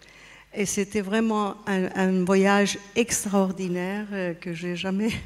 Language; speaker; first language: French; non-native, fluent; Spanish